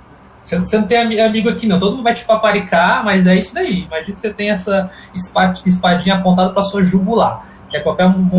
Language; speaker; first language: Portuguese; native; Portuguese